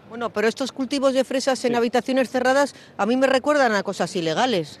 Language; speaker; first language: Spanish; native; Spanish